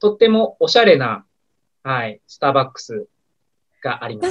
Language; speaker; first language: Japanese; native; Japanese